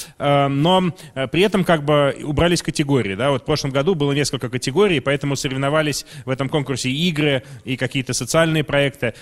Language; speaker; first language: Russian; native; Russian